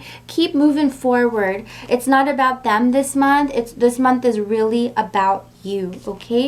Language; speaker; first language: English; native; English